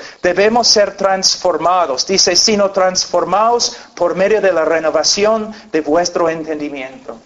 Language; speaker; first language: Spanish; non-native, fluent; English